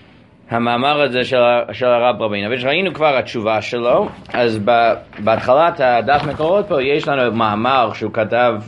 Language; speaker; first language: Hebrew; non-native, fluent; English